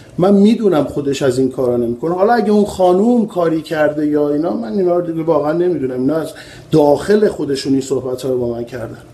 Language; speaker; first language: Persian; native; Persian